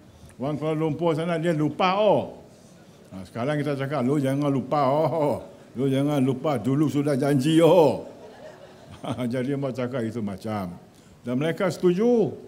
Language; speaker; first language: Malay; native; Malay